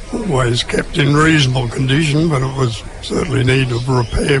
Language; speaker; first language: English; native; English